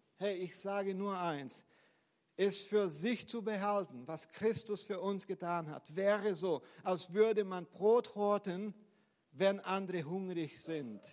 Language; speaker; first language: German; non-native, fluent; Portuguese